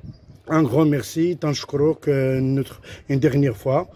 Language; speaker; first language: French; non-native, local second language; Arabic